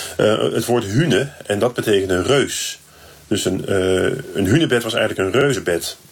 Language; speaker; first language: Dutch; native; Dutch